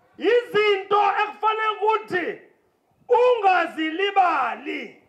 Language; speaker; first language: Zulu; non-native, local second language; Xhosa